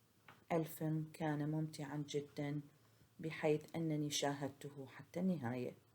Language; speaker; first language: Arabic; native; Arabic